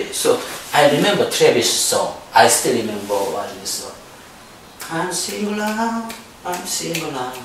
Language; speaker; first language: English; non-native, learner; Korean